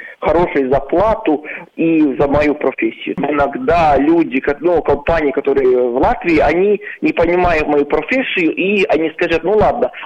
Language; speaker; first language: Russian; non-native, local second language; Latvian